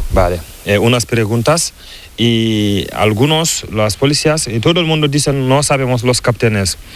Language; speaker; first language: Spanish; non-native, learner; Fula